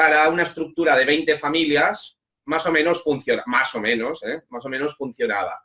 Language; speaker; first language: Spanish; native; Spanish